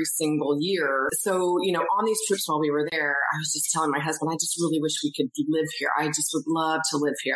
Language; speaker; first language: English; native; English